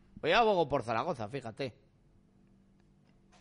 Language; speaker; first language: Spanish; native; Spanish